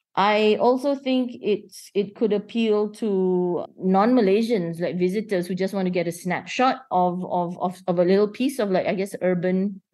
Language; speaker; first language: English; non-native, local second language; Malay